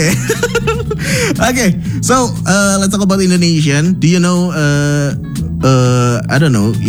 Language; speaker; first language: English; non-native, local second language; Indonesian